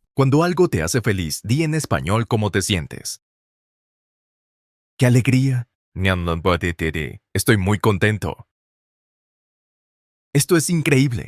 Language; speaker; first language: Spanish; non-native, fluent; English